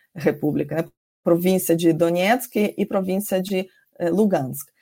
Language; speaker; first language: Portuguese; non-native, fluent; Ukrainian